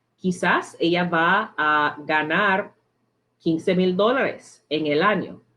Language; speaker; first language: Spanish; non-native, learner; English